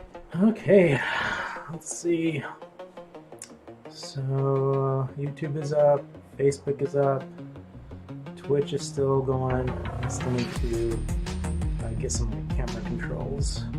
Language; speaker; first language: English; native; English